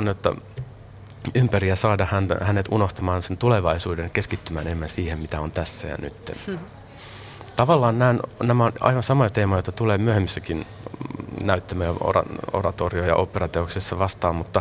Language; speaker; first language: Finnish; native; Finnish